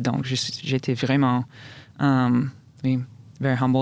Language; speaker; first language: French; non-native, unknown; English